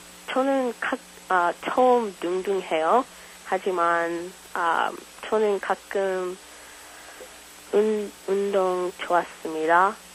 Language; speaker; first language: Korean; non-native, learner; English